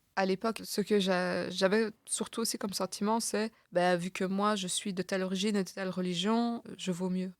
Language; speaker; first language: French; early bilingual, other home language; Turkish